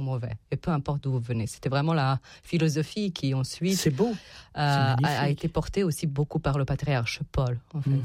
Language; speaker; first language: French; non-native, fluent; Serbian